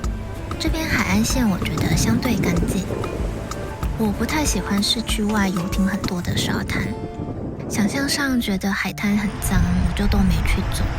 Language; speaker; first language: Chinese; native; Chinese